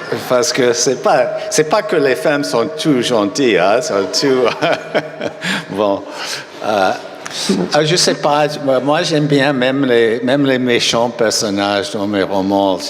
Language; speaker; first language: French; non-native, fluent; English